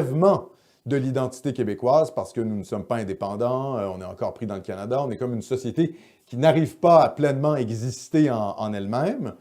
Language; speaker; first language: French; native; French